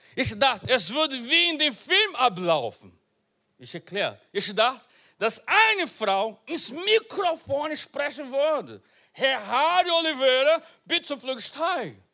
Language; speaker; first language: German; non-native, learner; Portuguese